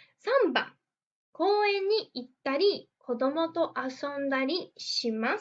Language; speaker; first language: Japanese; non-native, fluent; Portuguese